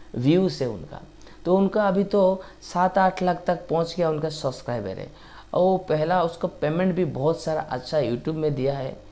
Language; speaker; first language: Hindi; non-native, local second language; Odia